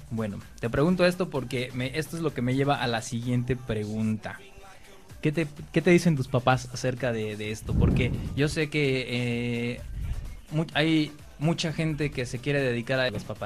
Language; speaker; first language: Spanish; native; Spanish